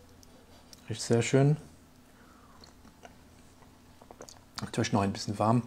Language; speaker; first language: German; non-native, fluent; French